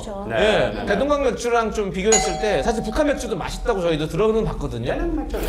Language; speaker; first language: Korean; native; Korean